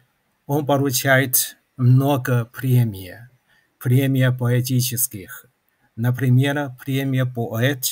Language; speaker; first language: Russian; non-native, fluent; Chinese